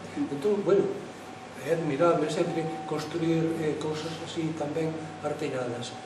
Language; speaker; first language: Galician; native; Galician